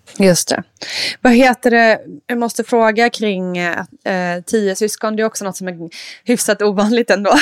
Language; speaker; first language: Swedish; native; Swedish